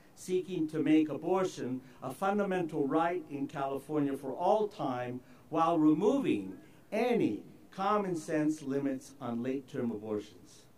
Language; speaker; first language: English; early bilingual, other home language; Spanish